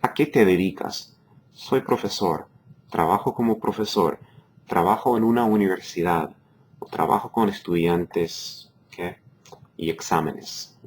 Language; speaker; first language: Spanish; non-native, fluent; English